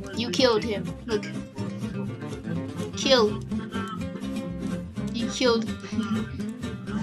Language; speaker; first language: English; native; English